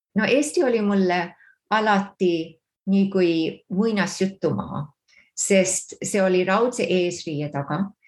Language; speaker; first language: Estonian; early bilingual, heritage; Estonian